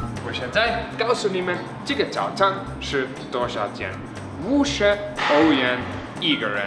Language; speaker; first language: Chinese; non-native, learner; German